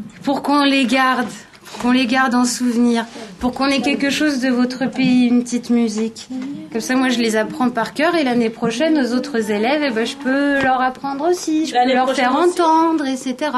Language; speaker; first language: French; native; French